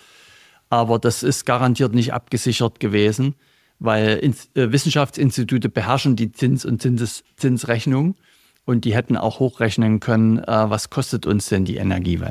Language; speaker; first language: German; native; German